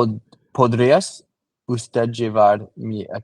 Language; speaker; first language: Spanish; non-native, learner; English